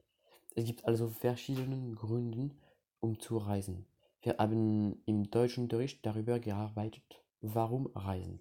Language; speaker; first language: German; non-native, learner; French